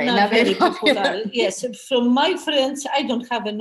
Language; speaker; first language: English; non-native, learner; Polish